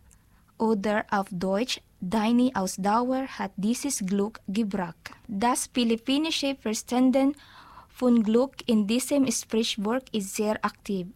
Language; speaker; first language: German; non-native, learner; Filipino